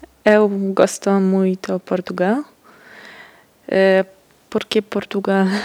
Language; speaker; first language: Portuguese; non-native, learner; Polish